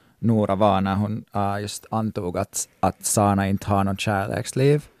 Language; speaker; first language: Swedish; native; Swedish